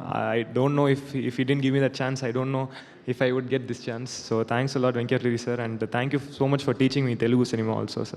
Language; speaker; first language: Telugu; non-native, learner; Tamil